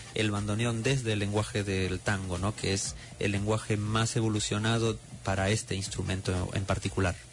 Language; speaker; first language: Spanish; native; Spanish